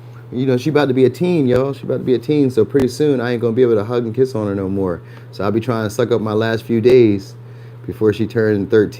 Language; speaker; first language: English; native; English